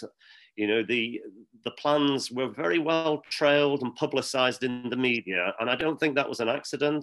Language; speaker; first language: English; native; English